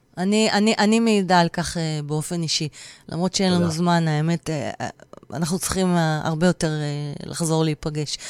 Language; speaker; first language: Hebrew; native; Hebrew